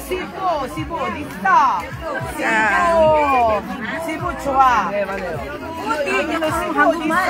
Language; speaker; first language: Korean; non-native, learner; Filipino